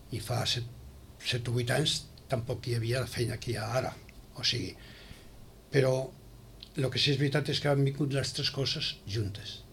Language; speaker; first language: Catalan; native; Catalan